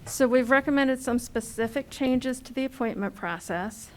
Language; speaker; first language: English; native; English